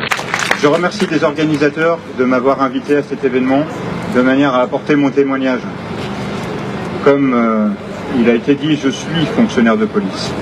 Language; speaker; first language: French; native; French